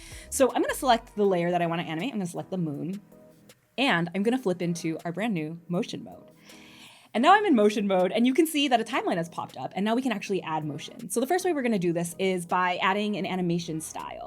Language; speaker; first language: English; native; English